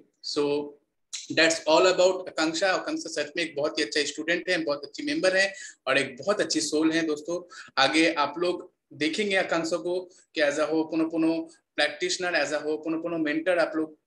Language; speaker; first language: Hindi; native; Hindi